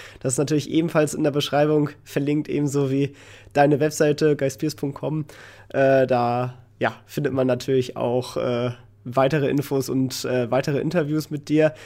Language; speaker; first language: German; native; German